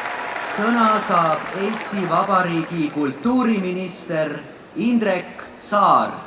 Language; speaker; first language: Estonian; native; Estonian